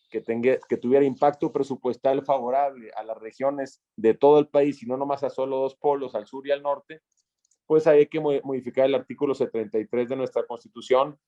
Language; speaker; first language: Spanish; native; Spanish